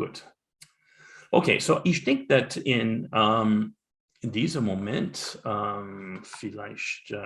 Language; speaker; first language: German; non-native, learner; English